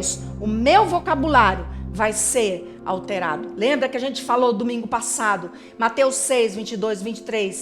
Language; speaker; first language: Portuguese; native; Portuguese